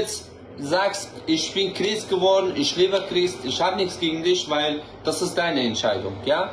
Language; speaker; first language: German; non-native, learner; Central Kurdish